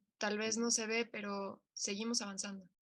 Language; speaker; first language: Spanish; native; Spanish